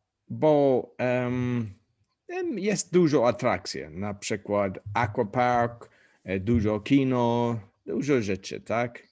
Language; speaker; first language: Polish; non-native, learner; English